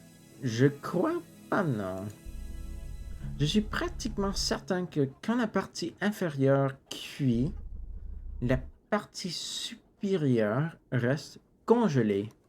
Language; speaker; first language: French; non-native, local second language; English